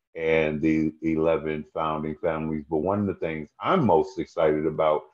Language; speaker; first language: English; native; English